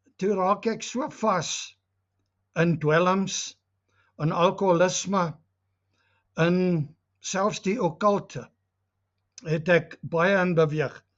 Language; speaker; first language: Afrikaans; non-native, local second language; English